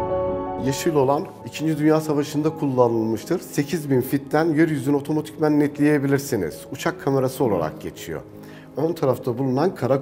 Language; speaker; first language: Turkish; native; Turkish